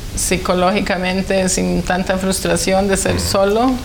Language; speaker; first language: Spanish; native; Spanish